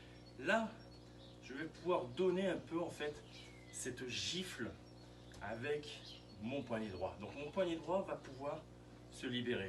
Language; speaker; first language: French; native; French